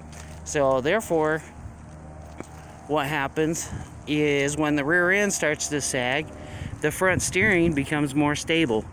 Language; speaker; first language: English; native; English